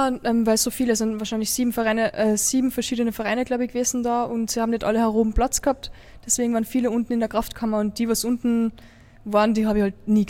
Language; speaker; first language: German; native; German